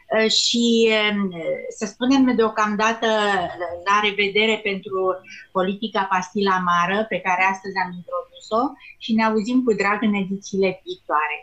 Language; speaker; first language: Romanian; native; Romanian